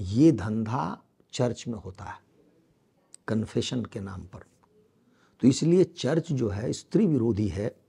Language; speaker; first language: Hindi; native; Hindi